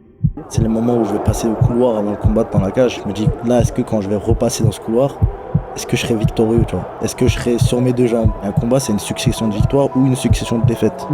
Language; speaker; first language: French; early bilingual, other home language; Chechen